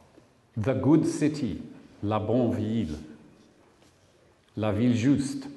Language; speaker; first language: French; non-native, learner; English